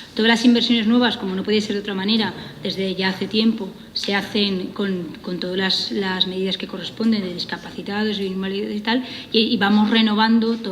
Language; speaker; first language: Spanish; non-native, local second language; Catalan